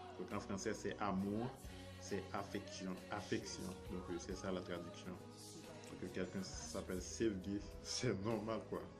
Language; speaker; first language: French; non-native, local second language; Haitian Creole